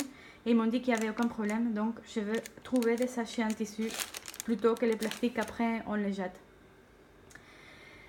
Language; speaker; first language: French; non-native, fluent; Spanish